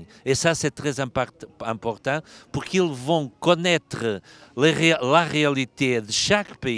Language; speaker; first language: French; non-native, fluent; Portuguese